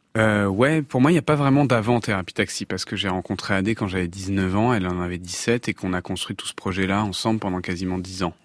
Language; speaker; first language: French; native; French